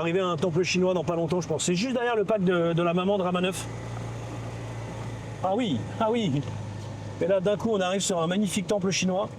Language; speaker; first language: French; native; French